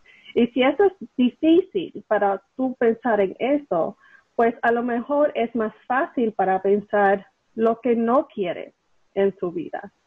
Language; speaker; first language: Spanish; early bilingual, heritage; Spanish